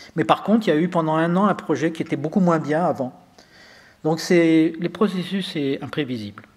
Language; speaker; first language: French; native; French